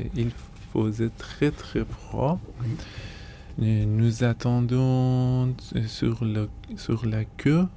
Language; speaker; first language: French; non-native, learner; Persian